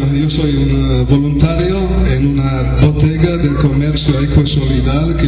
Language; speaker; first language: Spanish; non-native, learner; Italian